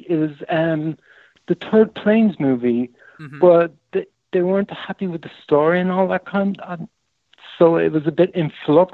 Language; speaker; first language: English; native; English